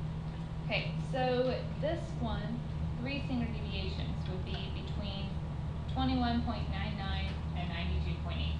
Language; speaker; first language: English; native; English